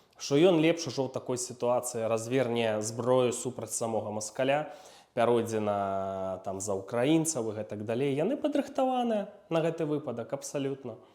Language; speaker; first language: Belarusian; non-native, local second language; Russian